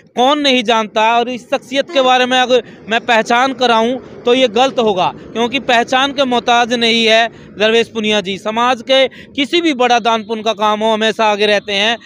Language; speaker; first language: Hindi; native; Hindi